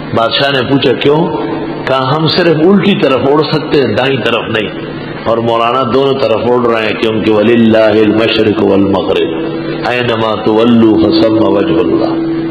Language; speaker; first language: Urdu; non-native, local second language; Pashto